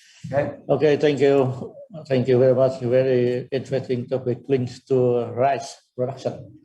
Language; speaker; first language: English; non-native, fluent; Vietnamese